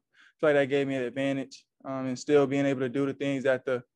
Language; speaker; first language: English; native; English